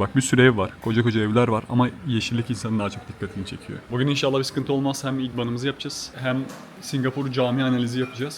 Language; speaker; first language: Turkish; native; Turkish